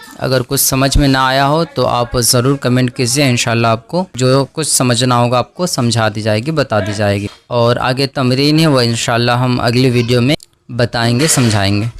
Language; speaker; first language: Urdu; native; Urdu